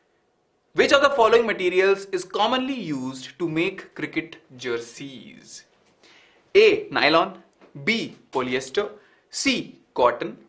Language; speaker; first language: English; non-native, local second language; Hindi